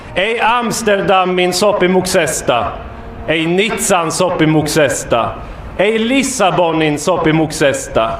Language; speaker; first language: Finnish; non-native, fluent; Swedish